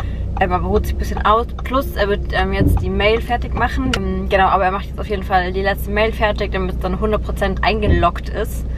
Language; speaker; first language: German; native; German